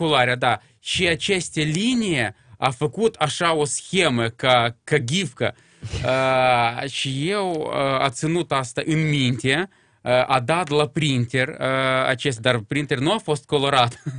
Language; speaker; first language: Romanian; non-native, local second language; Russian